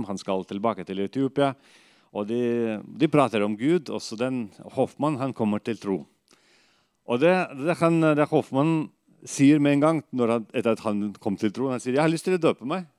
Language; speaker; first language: Norwegian; non-native, fluent; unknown